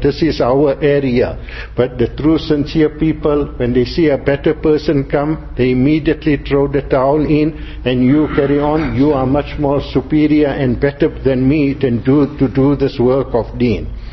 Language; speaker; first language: English; native; English